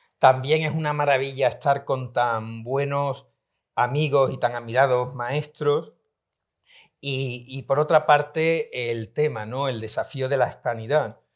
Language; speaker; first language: Spanish; native; Spanish